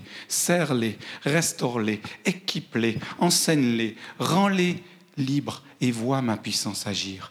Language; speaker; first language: French; native; French